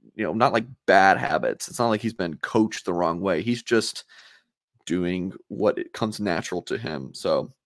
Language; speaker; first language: English; native; English